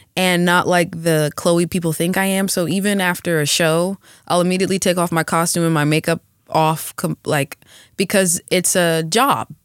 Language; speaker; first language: English; native; English